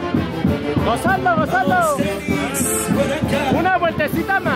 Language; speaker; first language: Spanish; native; Spanish